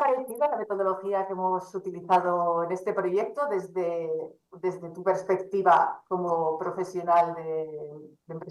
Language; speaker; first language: Spanish; native; Spanish